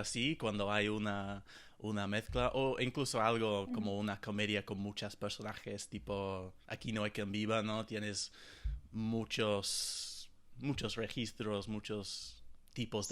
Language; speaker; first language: Spanish; non-native, fluent; English